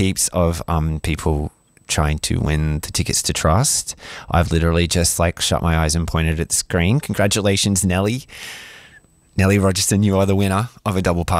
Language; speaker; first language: English; native; English